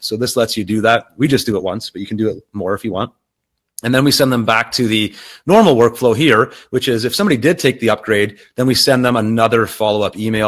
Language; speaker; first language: English; native; English